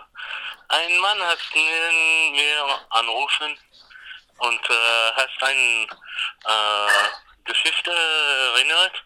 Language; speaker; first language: German; non-native, learner; English